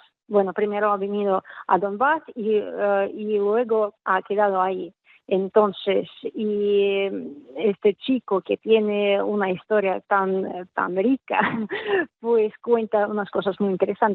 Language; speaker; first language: Spanish; non-native, fluent; Russian